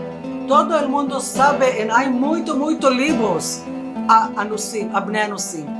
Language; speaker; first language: Portuguese; non-native, learner; Spanish